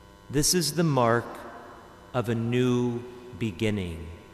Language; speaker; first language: English; native; English